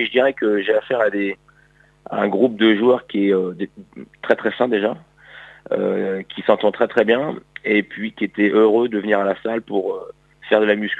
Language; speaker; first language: French; native; French